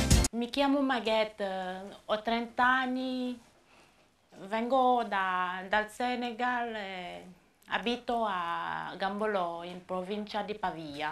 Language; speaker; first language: Italian; non-native, fluent; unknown